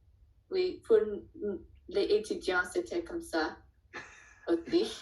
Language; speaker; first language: French; non-native, learner; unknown